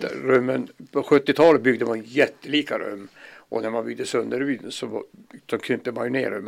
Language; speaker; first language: Swedish; native; Swedish